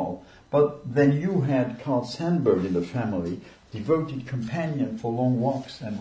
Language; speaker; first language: English; non-native, fluent; Luxembourgish